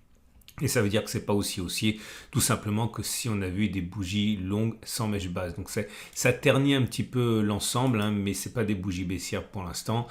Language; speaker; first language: French; native; French